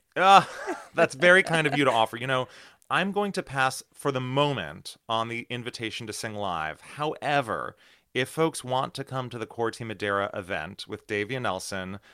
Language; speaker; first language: English; native; English